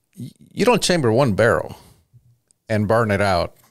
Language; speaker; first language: English; early bilingual, other home language; Spanish